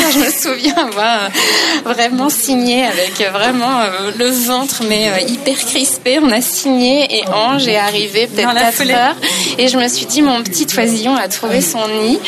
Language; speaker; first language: French; native; French